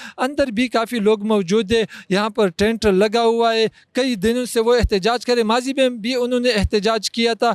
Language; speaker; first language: Urdu; non-native, local second language; Pashto